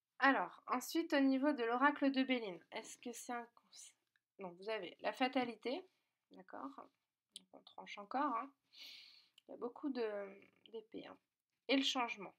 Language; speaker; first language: French; native; French